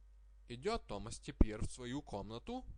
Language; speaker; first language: Russian; non-native, fluent; Lithuanian